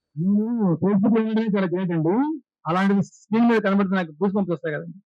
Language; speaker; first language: Telugu; native; Telugu